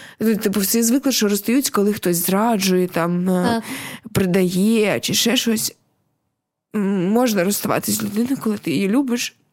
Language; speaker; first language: Ukrainian; non-native, local second language; Russian